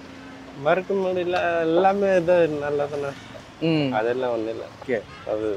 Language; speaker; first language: Tamil; non-native, learner; Hindi